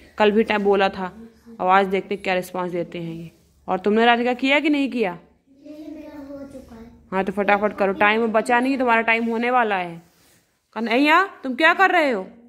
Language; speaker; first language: Hindi; native; Hindi